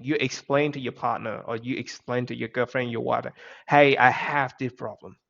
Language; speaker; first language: English; non-native, fluent; Vietnamese